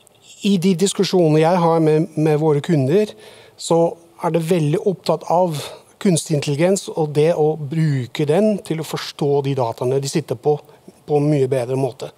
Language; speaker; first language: Norwegian; non-native, fluent; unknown